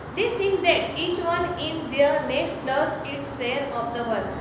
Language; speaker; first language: English; non-native, local second language; Gujarati